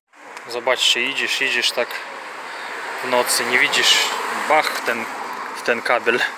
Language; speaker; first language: Polish; non-native, fluent; Russian